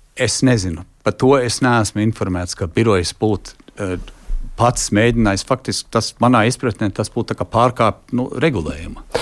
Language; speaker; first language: Latvian; early bilingual, heritage; Latvian